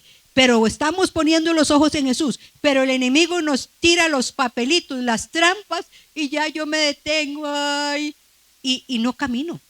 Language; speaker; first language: Spanish; native; Spanish